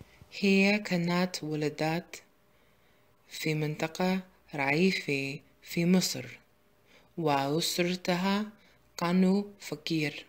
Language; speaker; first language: Arabic; non-native, learner; English